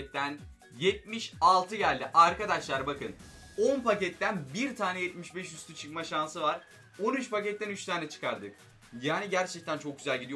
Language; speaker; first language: Turkish; native; Turkish